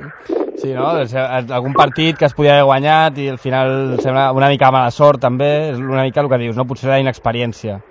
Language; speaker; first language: Catalan; native; Catalan